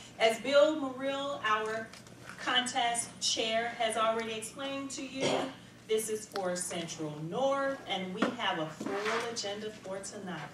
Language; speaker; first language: English; native; English